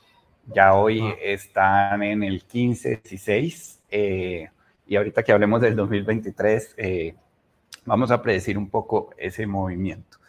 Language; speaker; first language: Spanish; native; Spanish